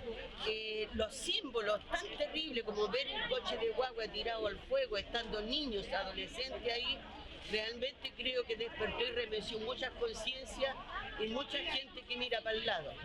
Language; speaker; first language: Spanish; native; Spanish